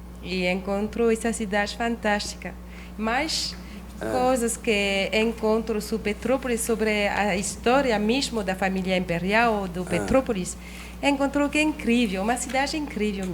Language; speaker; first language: Portuguese; non-native, learner; French